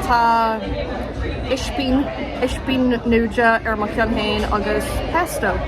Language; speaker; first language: Irish; non-native, learner; English